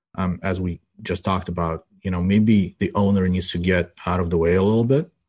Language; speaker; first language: English; early bilingual, other home language; Russian